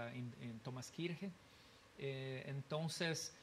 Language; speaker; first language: Spanish; non-native, learner; Portuguese